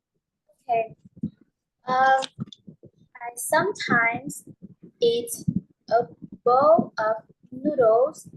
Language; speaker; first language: English; non-native, learner; Vietnamese